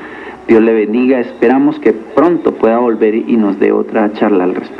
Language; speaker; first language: Spanish; native; Spanish